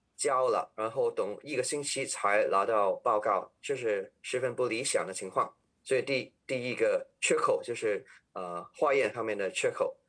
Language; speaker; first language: Chinese; non-native, local second language; Cantonese